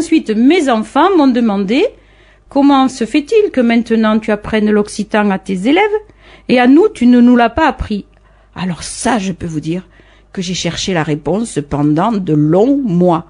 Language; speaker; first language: French; native; French